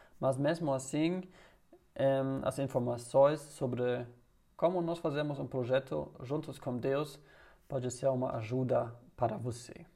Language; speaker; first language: Portuguese; non-native, learner; German